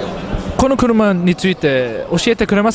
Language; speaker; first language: Japanese; non-native, learner; English